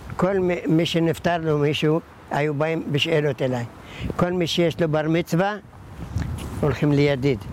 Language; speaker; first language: Hebrew; early bilingual, other home language; Arabic